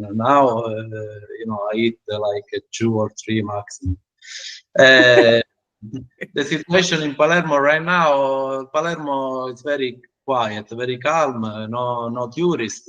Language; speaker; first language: English; non-native, learner; Italian